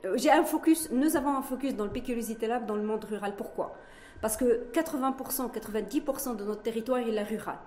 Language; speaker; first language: French; non-native, local second language; Arabic